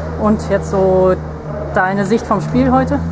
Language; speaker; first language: German; native; German